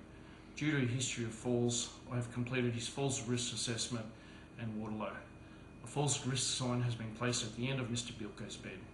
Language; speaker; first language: English; native; English